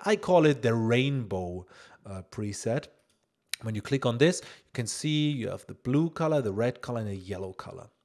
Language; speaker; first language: English; non-native, fluent; German